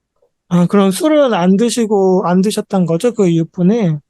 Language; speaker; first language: Korean; native; Korean